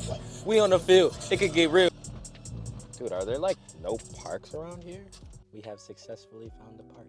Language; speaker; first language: English; native; English